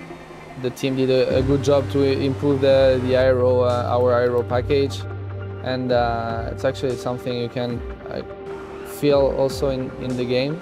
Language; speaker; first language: English; non-native, fluent; French